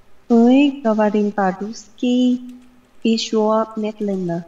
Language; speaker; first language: Russian; non-native, learner; Vietnamese